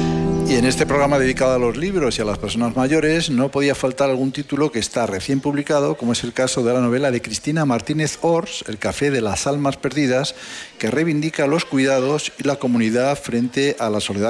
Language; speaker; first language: Spanish; native; Spanish